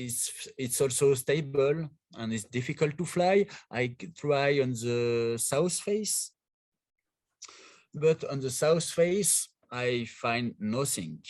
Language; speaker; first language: English; non-native, learner; French